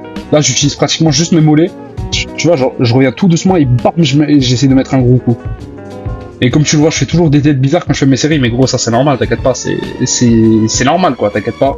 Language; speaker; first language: French; native; French